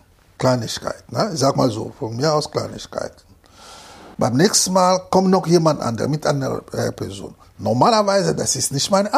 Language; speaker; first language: German; non-native, fluent; Lingala